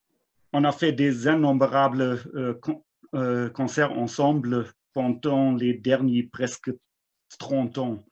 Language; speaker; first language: French; non-native, fluent; German